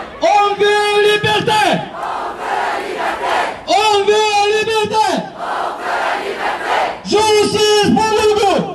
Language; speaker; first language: French; non-native, fluent; Uyghur